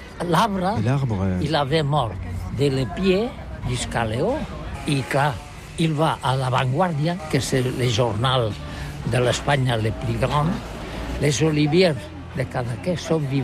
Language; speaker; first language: French; non-native, learner; Catalan